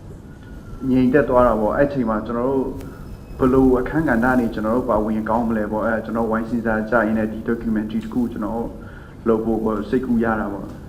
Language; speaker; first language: Burmese; non-native, local second language; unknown